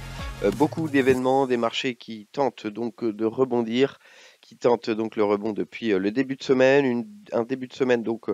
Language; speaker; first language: French; native; French